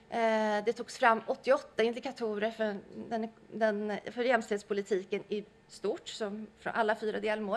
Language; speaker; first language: Swedish; native; Swedish